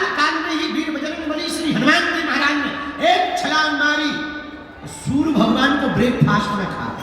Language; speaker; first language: Hindi; native; Hindi